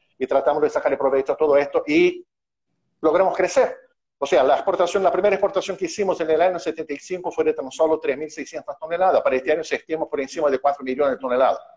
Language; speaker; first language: Spanish; non-native, fluent; Portuguese